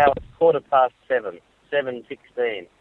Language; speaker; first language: English; native; English